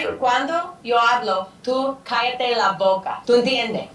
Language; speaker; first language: Spanish; non-native, learner; English